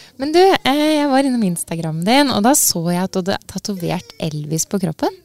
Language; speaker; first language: Norwegian; native; Norwegian